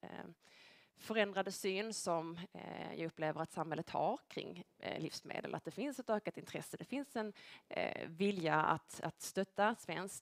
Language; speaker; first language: Swedish; native; Swedish